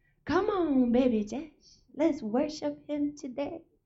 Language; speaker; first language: English; early bilingual, other home language; Spanish